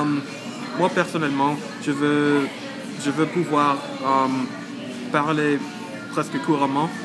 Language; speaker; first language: French; non-native, learner; English